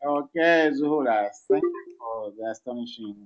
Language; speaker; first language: English; non-native, local second language; Swahili